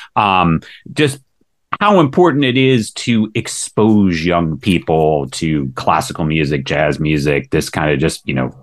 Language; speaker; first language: English; native; English